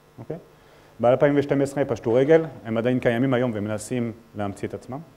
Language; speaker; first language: Hebrew; non-native, fluent; French